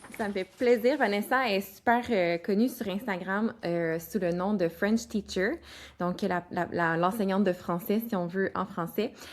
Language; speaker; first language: French; native; French